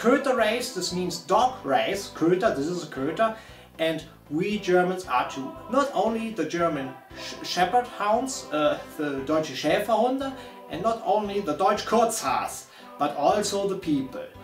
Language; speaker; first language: English; non-native, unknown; German